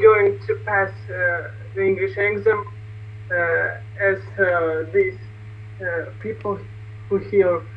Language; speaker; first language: English; non-native, learner; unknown